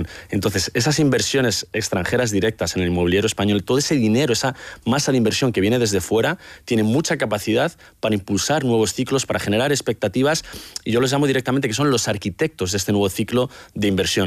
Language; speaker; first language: Spanish; native; Spanish